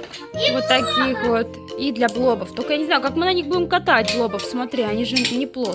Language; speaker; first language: Russian; native; Russian